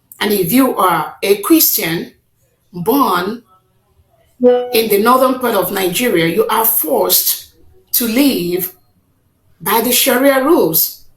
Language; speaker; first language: English; non-native, local second language; Igbo